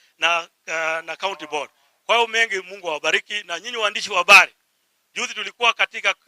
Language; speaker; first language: Swahili; native; Swahili